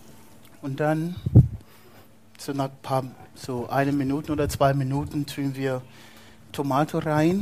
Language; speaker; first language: German; non-native, fluent; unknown